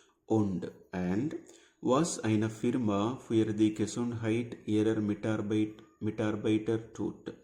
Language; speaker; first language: German; non-native, learner; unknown